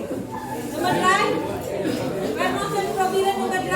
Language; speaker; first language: German; non-native, learner; Indonesian